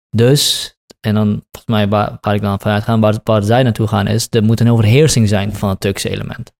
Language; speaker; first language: Dutch; early bilingual, other home language; Kurdish